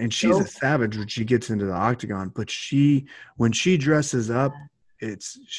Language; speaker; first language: English; native; English